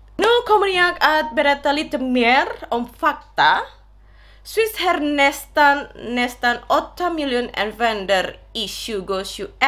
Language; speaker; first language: Swedish; non-native, learner; Indonesian